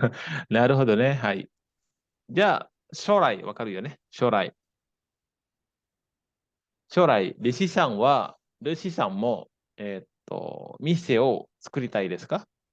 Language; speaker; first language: Japanese; non-native, fluent; Indonesian